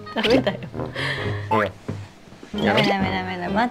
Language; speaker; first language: Japanese; native; Japanese